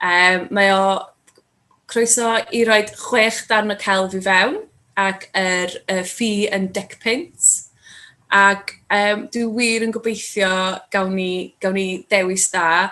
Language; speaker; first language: Welsh; native; Welsh